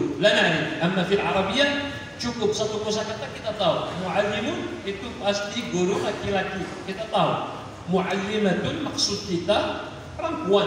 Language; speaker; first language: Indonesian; non-native, learner; Arabic